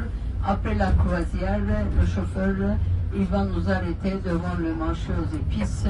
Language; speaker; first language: French; non-native, fluent; Turkish